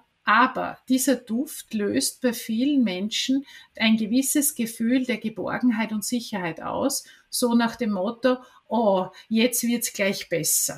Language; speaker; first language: German; native; German